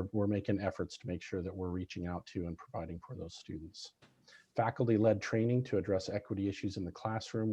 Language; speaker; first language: English; native; English